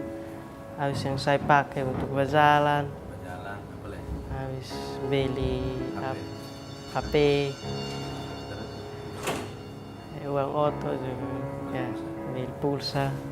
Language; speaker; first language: Indonesian; non-native, local second language; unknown